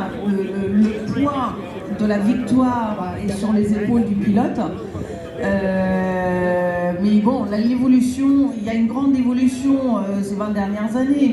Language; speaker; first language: French; native; French